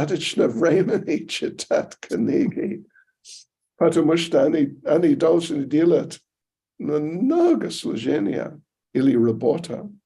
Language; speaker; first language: Russian; non-native, learner; English